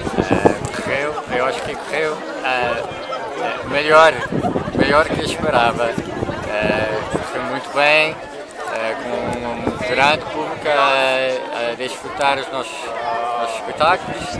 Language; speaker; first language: Portuguese; non-native, fluent; English